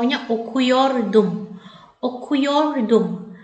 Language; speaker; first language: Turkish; non-native, fluent; Indonesian